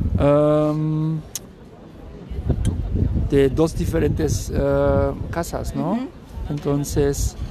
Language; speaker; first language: Spanish; non-native, learner; German